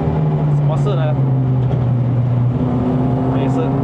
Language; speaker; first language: Chinese; native; Chinese